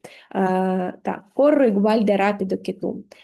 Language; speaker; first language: Spanish; non-native, fluent; Ukrainian